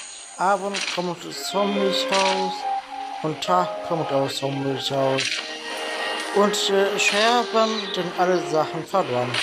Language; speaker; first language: German; non-native, learner; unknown